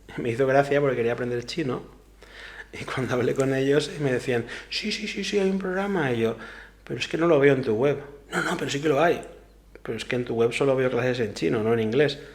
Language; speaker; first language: Spanish; native; Spanish